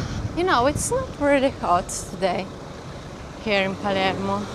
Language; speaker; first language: English; non-native, learner; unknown